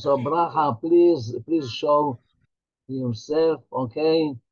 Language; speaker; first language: English; non-native, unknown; Hebrew